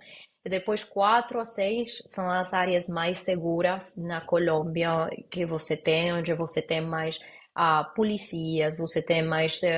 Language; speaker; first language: Portuguese; non-native, learner; Spanish